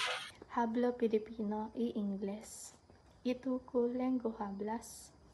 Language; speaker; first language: Spanish; non-native, learner; Filipino